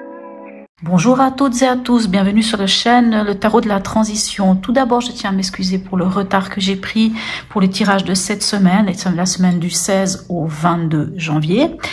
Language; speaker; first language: French; native; French